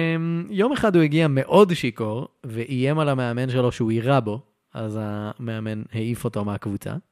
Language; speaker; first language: Hebrew; native; Hebrew